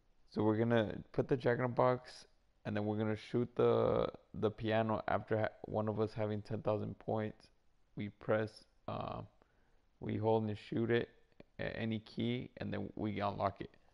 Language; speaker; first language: English; early bilingual, other home language; Spanish